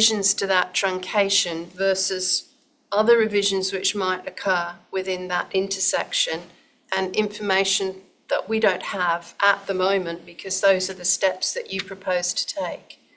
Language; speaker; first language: English; native; English